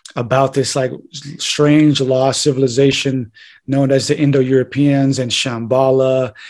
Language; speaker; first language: English; native; English